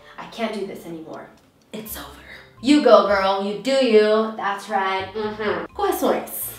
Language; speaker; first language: English; non-native, fluent; Portuguese